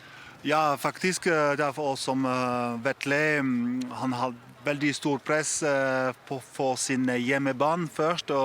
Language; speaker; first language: Norwegian; non-native, fluent; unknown